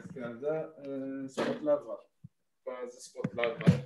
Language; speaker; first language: Turkish; non-native, fluent; Malagasy